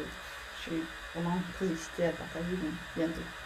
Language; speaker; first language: French; early bilingual, heritage; English